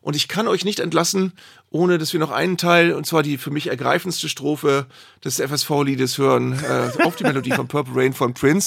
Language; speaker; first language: German; native; German